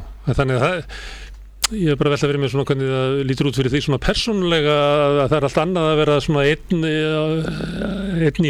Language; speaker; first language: Icelandic; native; Icelandic